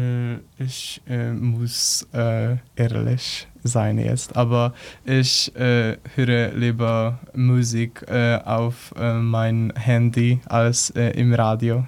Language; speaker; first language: German; non-native, learner; Polish